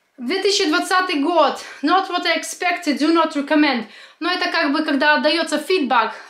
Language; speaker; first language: Russian; native; Russian